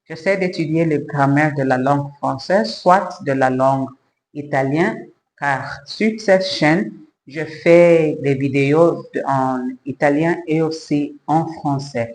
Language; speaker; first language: French; non-native, learner; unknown